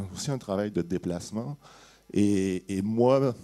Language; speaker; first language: French; native; French